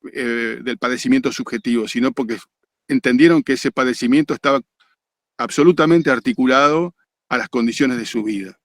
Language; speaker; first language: Spanish; native; Spanish